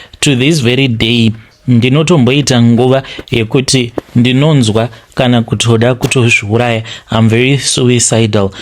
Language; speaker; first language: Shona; native; Shona